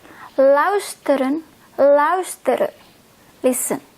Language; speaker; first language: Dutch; non-native, fluent; Indonesian